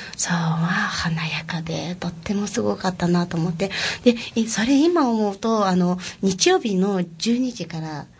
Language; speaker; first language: Japanese; non-native, fluent; Mongolian